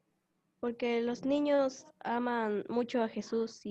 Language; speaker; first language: Spanish; native; Spanish